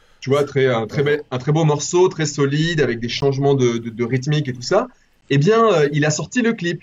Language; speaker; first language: French; early bilingual, other home language; Spanish